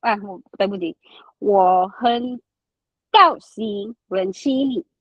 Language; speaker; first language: Chinese; non-native, learner; Filipino